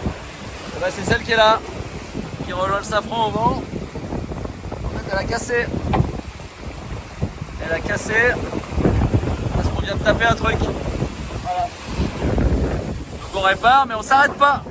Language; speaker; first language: French; native; French